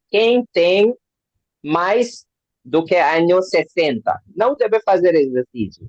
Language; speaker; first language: Portuguese; non-native, learner; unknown